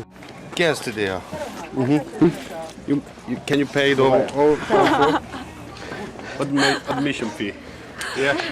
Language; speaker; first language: English; non-native, learner; Korean